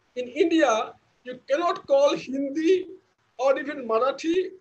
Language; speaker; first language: English; non-native, local second language; Bangla